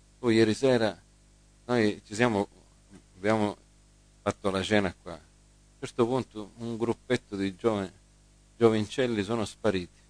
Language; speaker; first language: Italian; early bilingual, heritage; English